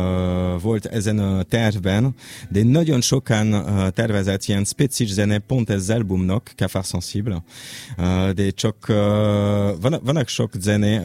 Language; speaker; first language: Hungarian; non-native, learner; French